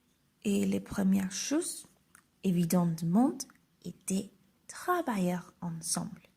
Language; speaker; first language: French; non-native, learner; Spanish